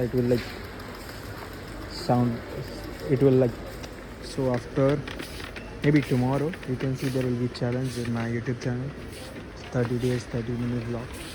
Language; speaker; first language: English; non-native, local second language; Hindi